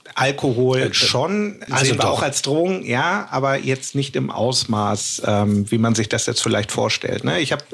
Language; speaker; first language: German; native; German